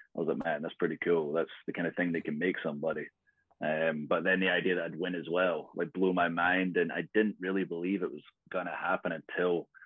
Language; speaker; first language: English; native; English